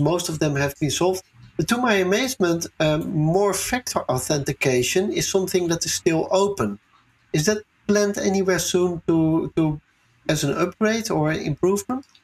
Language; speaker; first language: English; non-native, fluent; Dutch